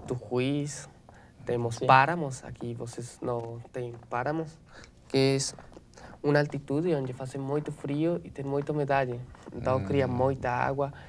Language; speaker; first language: Portuguese; non-native, learner; Spanish